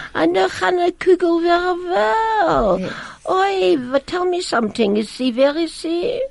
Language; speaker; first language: English; non-native, fluent; Latvian